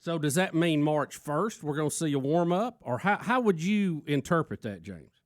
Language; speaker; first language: English; native; English